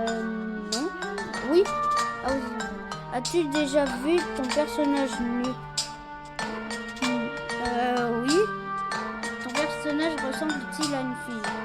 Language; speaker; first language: French; non-native, local second language; Arabic